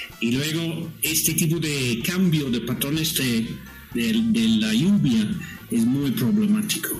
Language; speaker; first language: Spanish; non-native, fluent; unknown